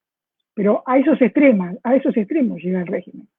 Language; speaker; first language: Spanish; native; Spanish